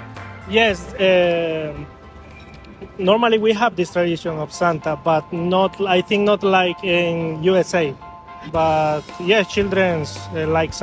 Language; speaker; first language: English; non-native, learner; Spanish